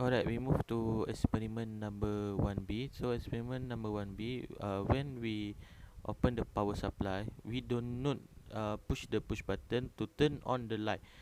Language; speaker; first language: English; non-native, local second language; Malay